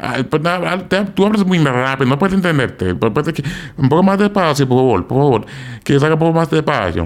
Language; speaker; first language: Spanish; non-native, fluent; English